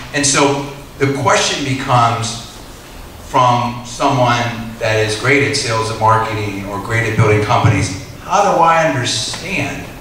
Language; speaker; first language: English; native; English